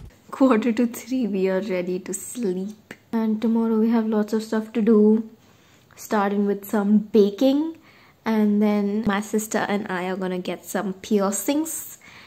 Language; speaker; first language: English; non-native, local second language; Hindi